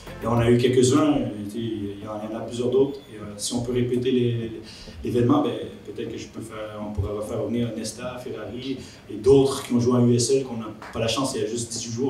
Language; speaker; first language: French; native; French